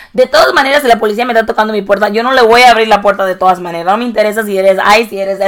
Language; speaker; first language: Spanish; native; Spanish